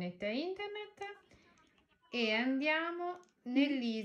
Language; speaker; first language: Italian; native; Italian